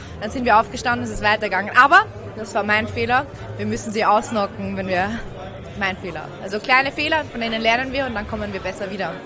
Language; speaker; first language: German; early bilingual, other home language; Persian